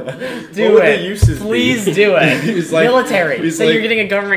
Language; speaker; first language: English; native; English